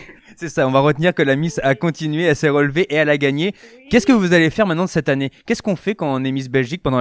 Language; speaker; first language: French; native; French